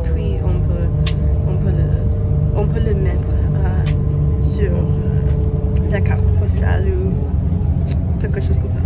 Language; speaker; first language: French; non-native, learner; English